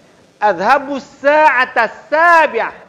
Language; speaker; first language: Arabic; non-native, fluent; Indonesian